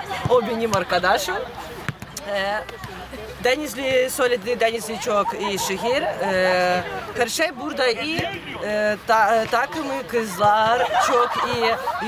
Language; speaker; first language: Turkish; non-native, learner; Russian